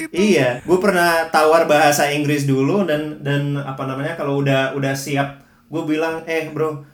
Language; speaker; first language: Indonesian; early bilingual, other home language; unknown